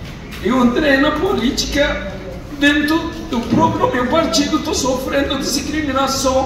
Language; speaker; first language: Portuguese; non-native, fluent; Arabic